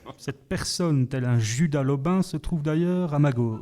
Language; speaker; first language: French; native; French